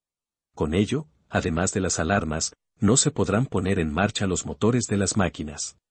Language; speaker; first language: Spanish; native; Spanish